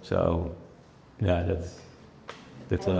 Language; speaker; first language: English; non-native, fluent; Dutch